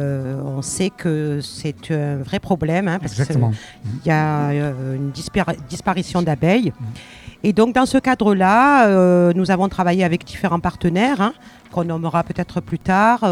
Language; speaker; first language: French; native; French